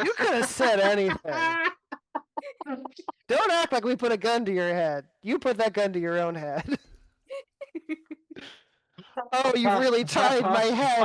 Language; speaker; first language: English; native; English